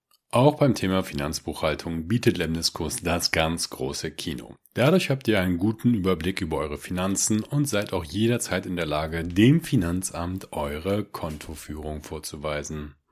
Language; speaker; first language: German; native; German